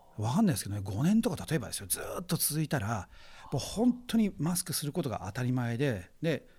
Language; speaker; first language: Japanese; native; Japanese